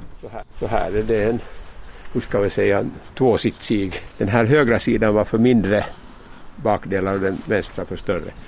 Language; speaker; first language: Swedish; native; Swedish